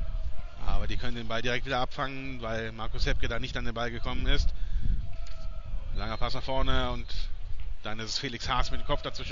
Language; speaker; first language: German; native; German